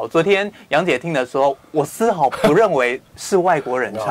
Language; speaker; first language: Chinese; native; Chinese